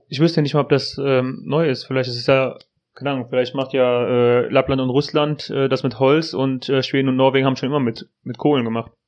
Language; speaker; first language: German; native; German